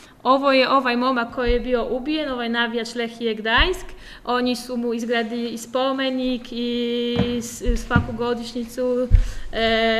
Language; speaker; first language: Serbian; non-native, fluent; Polish